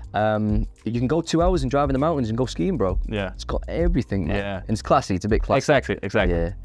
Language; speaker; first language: English; native; English